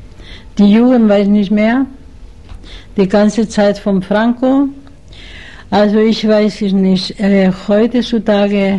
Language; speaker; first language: German; non-native, fluent; Spanish